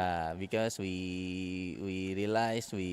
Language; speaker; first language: English; non-native, learner; Indonesian